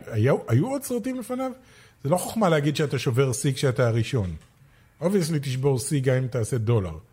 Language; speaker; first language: Hebrew; native; Hebrew